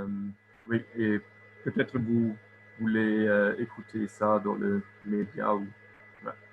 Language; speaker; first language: French; non-native, local second language; German